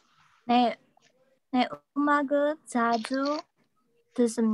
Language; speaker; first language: Korean; non-native, learner; Burmese